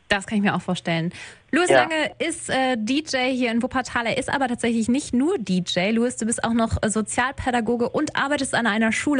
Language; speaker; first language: German; native; German